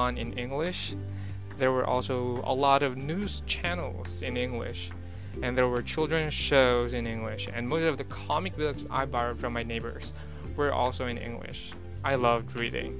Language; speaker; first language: English; non-native, local second language; Pangasinan